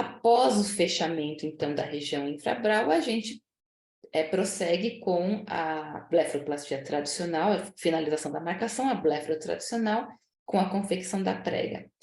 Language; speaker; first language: Portuguese; native; Portuguese